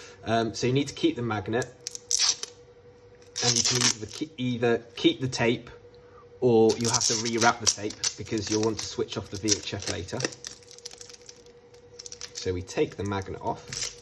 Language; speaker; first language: English; native; English